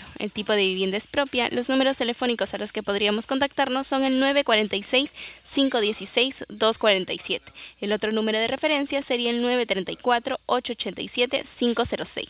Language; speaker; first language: Spanish; native; Spanish